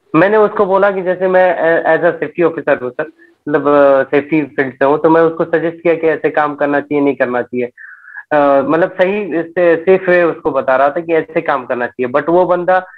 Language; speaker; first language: Hindi; native; Hindi